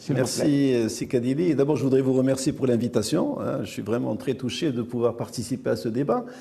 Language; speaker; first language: French; non-native, local second language; Arabic